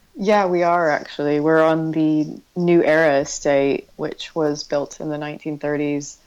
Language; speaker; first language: English; native; English